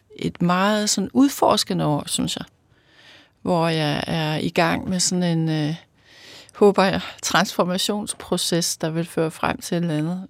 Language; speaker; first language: Danish; native; Danish